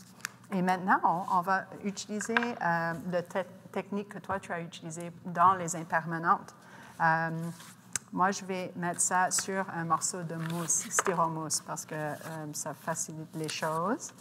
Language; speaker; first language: French; non-native, local second language; English